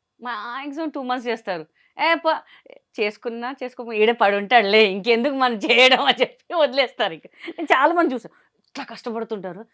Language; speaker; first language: Telugu; non-native, local second language; Hindi